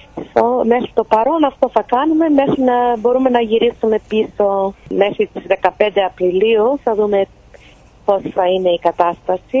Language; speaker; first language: Greek; early bilingual, heritage; Greek